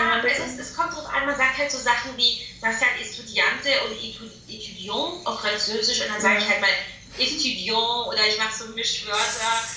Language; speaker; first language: German; native; German